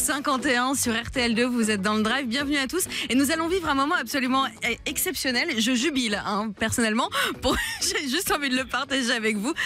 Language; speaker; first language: French; native; French